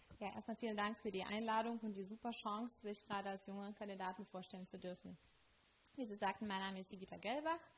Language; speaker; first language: German; non-native, fluent; Lithuanian